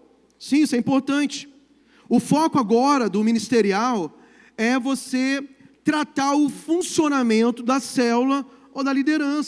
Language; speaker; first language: Portuguese; native; Portuguese